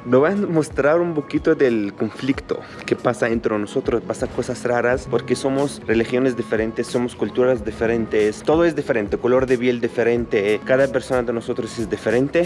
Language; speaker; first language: Spanish; non-native, fluent; Arabic